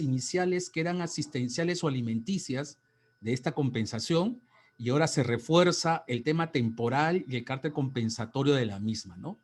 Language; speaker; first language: Spanish; native; Spanish